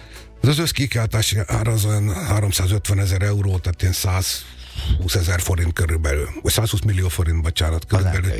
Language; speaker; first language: Hungarian; native; Hungarian